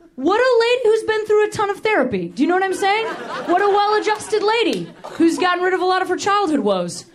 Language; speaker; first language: English; native; English